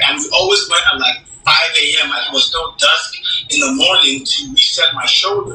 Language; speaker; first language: English; early bilingual, other home language; Igbo